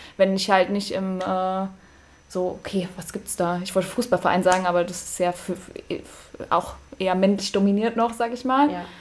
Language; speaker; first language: German; native; German